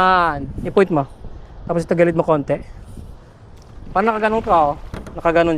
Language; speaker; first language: Filipino; non-native, local second language; Aklanon